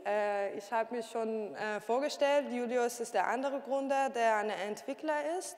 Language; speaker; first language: German; non-native, learner; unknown